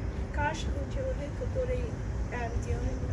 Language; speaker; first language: Russian; non-native, learner; English